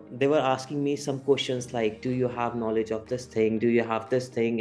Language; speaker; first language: English; non-native, local second language; Hindi